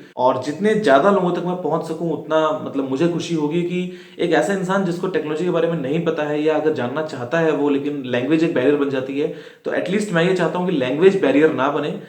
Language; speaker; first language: Hindi; native; Hindi